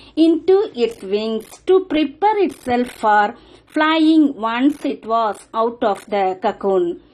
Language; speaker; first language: English; non-native, local second language; Tamil